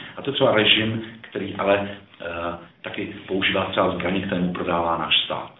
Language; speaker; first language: Czech; early bilingual, other home language; Croatian